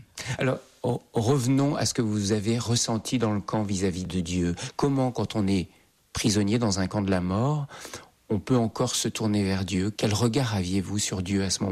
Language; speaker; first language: French; native; French